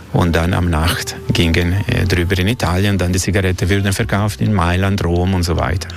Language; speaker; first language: German; non-native, local second language; Italian